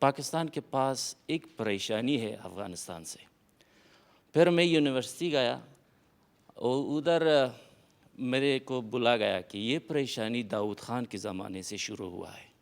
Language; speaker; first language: Hindi; non-native, fluent; Persian